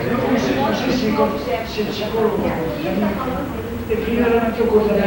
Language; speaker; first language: Italian; non-native, learner; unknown